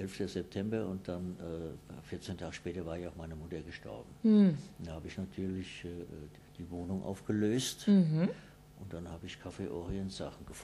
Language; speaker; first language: German; native; German